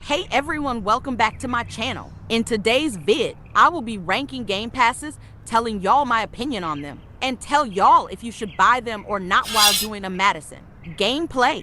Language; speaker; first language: English; native; English